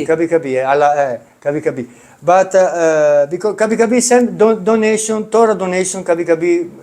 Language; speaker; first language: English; non-native, learner; Italian